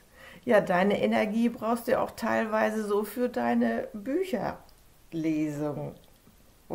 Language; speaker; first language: German; native; German